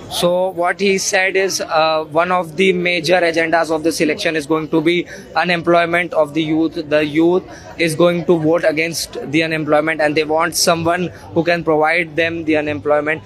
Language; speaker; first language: English; non-native, local second language; Hindi